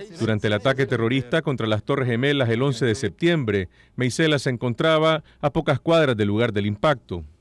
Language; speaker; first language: Spanish; native; Spanish